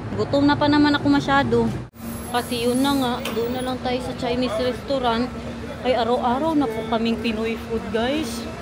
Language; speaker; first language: Filipino; non-native, local second language; Cebuano